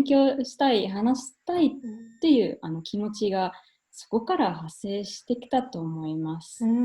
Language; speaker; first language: Japanese; non-native, fluent; German